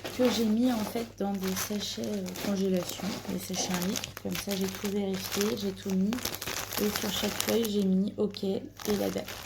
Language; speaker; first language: French; native; French